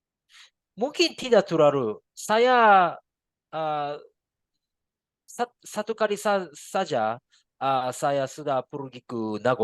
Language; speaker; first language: Indonesian; non-native, learner; Japanese